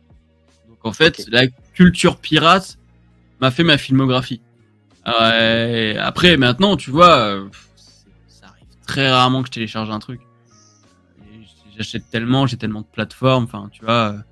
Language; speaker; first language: French; native; French